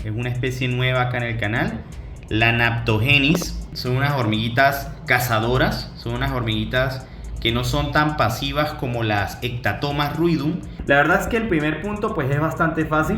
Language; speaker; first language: Spanish; native; Spanish